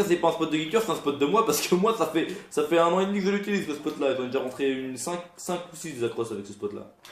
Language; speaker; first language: French; native; French